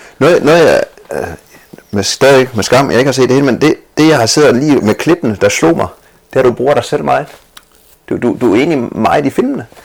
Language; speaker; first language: Danish; native; Danish